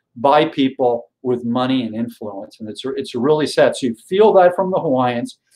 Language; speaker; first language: English; native; English